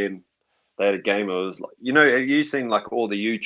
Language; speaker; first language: English; native; English